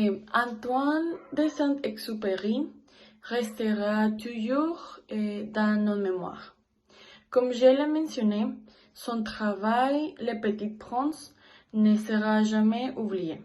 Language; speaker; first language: French; non-native, learner; Spanish